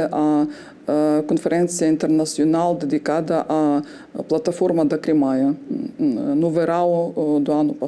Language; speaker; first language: Portuguese; non-native, fluent; Ukrainian